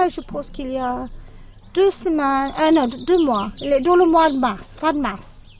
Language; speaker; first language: French; non-native, fluent; English